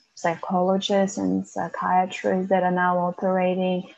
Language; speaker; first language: English; non-native, fluent; Macedonian